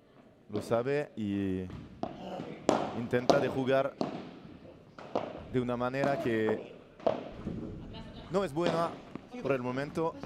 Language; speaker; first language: Spanish; non-native, learner; French